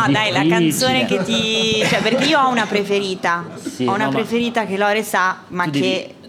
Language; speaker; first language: Italian; native; Italian